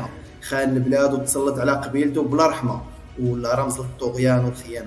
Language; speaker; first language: Arabic; native; Arabic